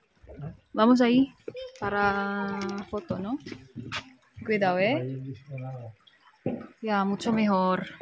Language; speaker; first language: Spanish; non-native, learner; Filipino